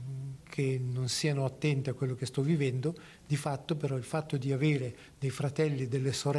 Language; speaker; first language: Italian; native; Italian